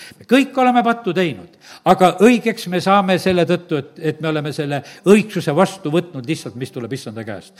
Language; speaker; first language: Estonian; native; Estonian